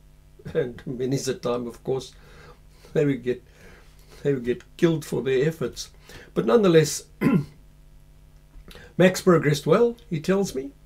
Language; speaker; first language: English; native; English